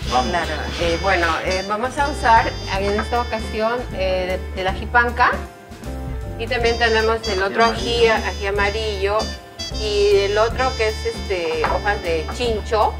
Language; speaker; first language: Spanish; native; Spanish